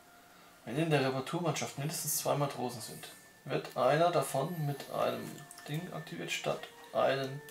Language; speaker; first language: German; native; German